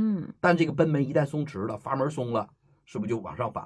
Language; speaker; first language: Chinese; native; Chinese